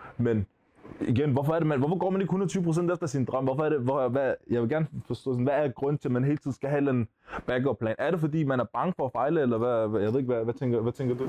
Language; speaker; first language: Danish; early bilingual, other home language; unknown